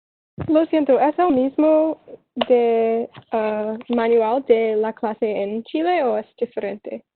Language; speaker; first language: Spanish; non-native, learner; English